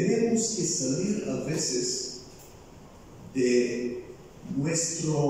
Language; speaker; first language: Spanish; non-native, fluent; Bulgarian